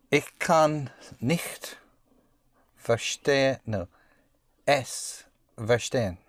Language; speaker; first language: German; non-native, learner; English